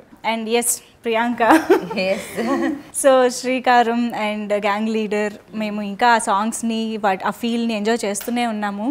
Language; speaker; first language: Telugu; native; Telugu